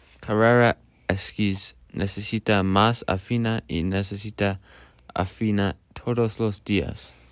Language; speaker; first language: Spanish; non-native, learner; English